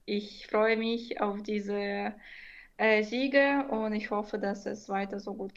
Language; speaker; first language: German; non-native, fluent; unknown